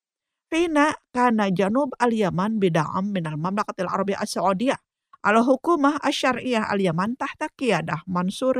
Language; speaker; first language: Arabic; non-native, fluent; Indonesian